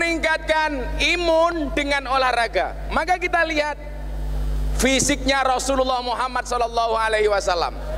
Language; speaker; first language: Indonesian; non-native, local second language; Javanese